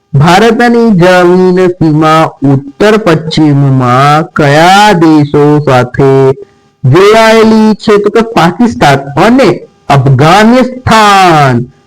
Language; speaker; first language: Gujarati; non-native, local second language; Marathi